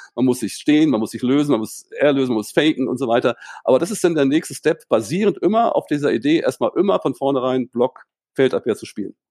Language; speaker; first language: German; native; German